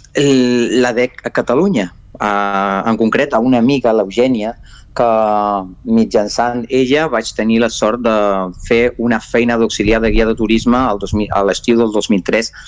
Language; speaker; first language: Catalan; non-native, fluent; Spanish